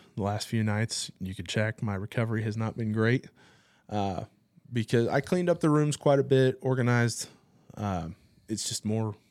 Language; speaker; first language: English; native; English